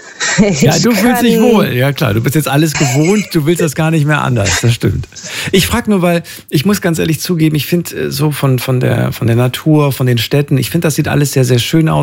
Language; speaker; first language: German; native; German